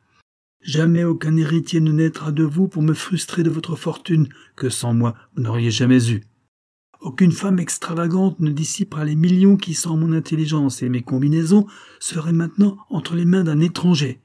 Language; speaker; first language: French; native; French